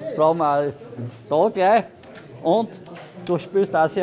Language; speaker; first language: German; native; German